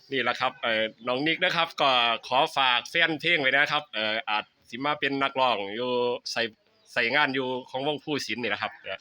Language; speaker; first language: Thai; native; Thai